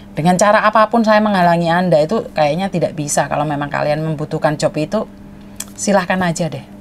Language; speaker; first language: Indonesian; non-native, local second language; Madurese